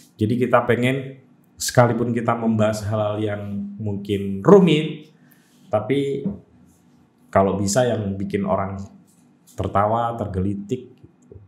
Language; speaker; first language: Indonesian; native; Indonesian